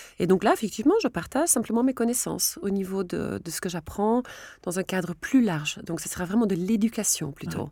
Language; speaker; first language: French; non-native, local second language; Dutch